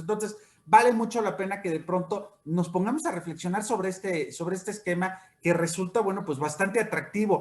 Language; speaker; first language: Spanish; native; Spanish